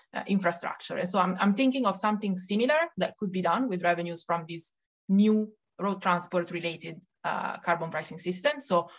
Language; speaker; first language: English; non-native, fluent; Italian